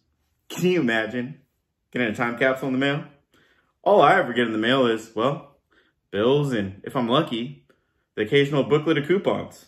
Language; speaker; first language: English; native; English